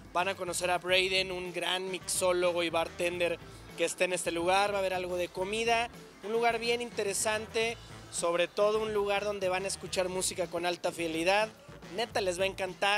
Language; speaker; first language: Spanish; native; Spanish